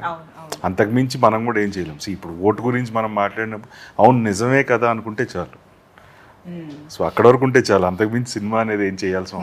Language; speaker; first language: Telugu; native; Telugu